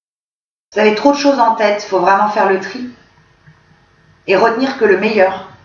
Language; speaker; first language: French; native; French